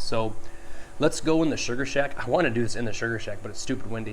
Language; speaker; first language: English; native; English